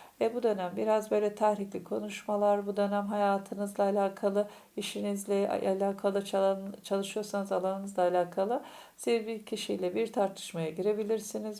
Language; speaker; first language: Turkish; native; Turkish